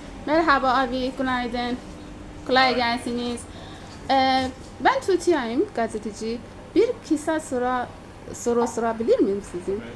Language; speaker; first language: Turkish; non-native, learner; Persian